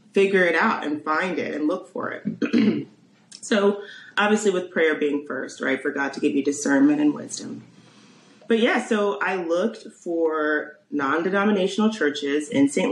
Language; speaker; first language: English; native; English